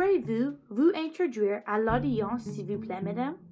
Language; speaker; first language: French; non-native, learner; English